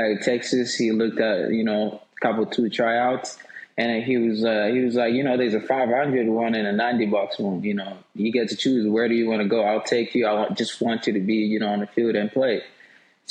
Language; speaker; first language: English; non-native, local second language; Swahili